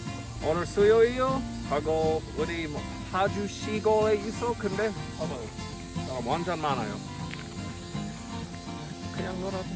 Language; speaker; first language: Korean; non-native, learner; English